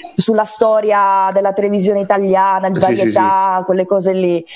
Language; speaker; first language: Italian; native; Italian